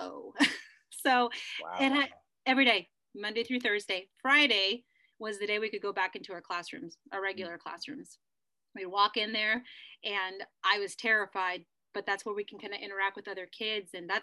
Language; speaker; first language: English; early bilingual, other home language; Spanish